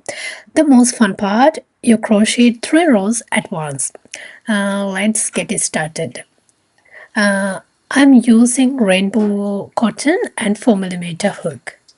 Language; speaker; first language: English; non-native, fluent; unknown